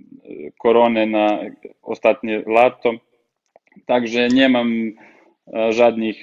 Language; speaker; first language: Polish; non-native, fluent; Serbian